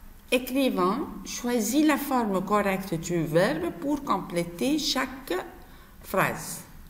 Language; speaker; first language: French; non-native, fluent; Arabic